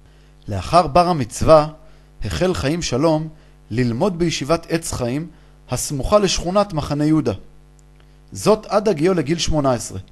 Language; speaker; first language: Hebrew; native; Hebrew